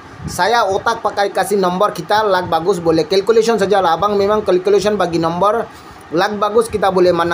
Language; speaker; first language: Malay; non-native, learner; Bangla